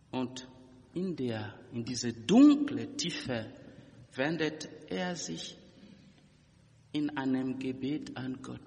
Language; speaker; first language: German; non-native, fluent; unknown